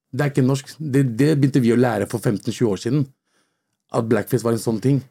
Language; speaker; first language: Norwegian; early bilingual, other home language; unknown